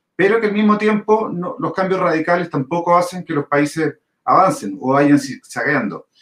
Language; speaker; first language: Spanish; native; Spanish